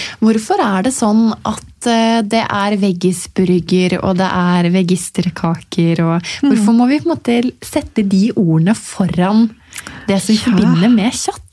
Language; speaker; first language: Norwegian; native; Norwegian